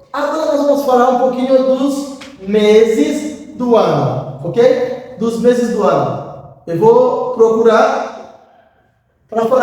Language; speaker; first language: Portuguese; non-native, fluent; Haitian Creole